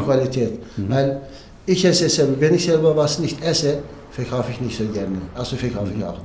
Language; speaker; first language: German; non-native, learner; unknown